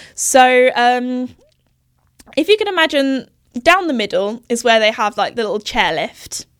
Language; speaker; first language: English; native; English